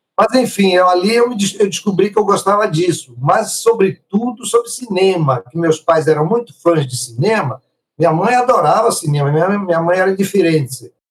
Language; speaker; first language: Portuguese; early bilingual, other home language; Italian